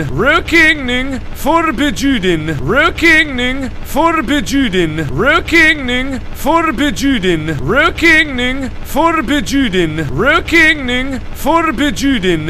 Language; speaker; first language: Swedish; non-native, learner; English